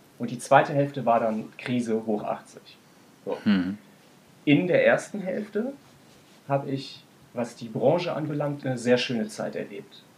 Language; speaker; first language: German; native; German